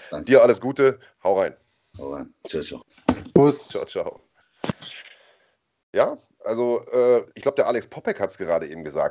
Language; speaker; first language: German; native; German